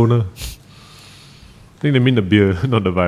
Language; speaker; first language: English; native; English